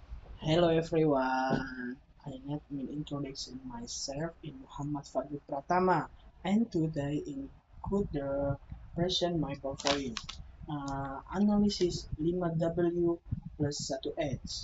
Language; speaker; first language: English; non-native, learner; Indonesian